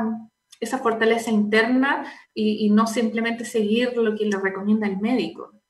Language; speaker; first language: Spanish; native; Spanish